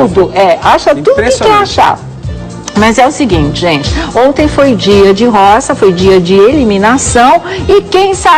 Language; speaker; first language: Portuguese; native; Portuguese